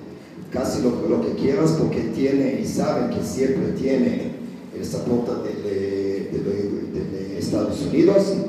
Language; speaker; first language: Spanish; non-native, fluent; Hebrew